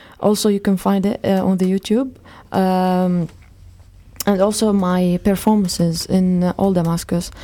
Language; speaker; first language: English; non-native, fluent; Arabic